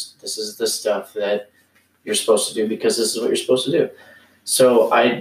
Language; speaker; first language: English; native; English